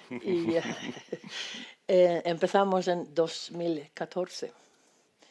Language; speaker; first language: Spanish; non-native, fluent; Swedish